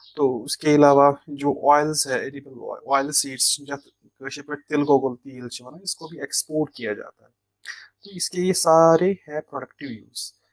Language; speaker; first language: Hindi; non-native, local second language; Kashmiri